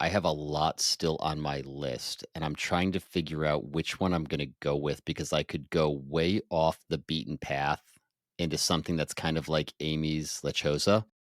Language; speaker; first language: English; native; English